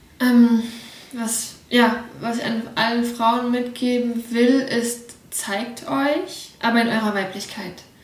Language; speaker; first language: German; early bilingual, other home language; Russian